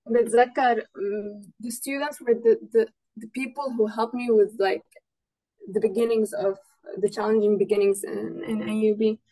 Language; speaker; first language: English; non-native, fluent; Arabic